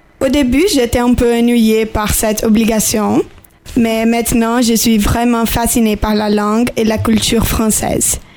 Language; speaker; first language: French; non-native, learner; Portuguese